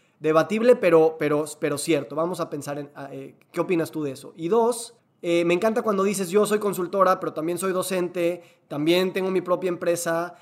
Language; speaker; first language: Spanish; native; Spanish